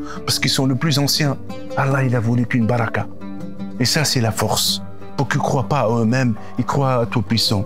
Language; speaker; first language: French; non-native, local second language; Arabic